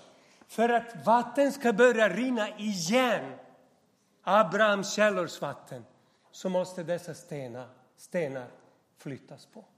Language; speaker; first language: Swedish; non-native, fluent; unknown